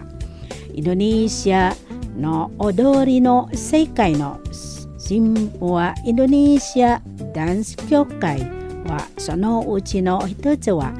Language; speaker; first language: Japanese; non-native, learner; Indonesian